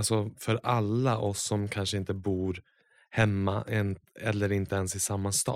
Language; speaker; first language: Swedish; native; Swedish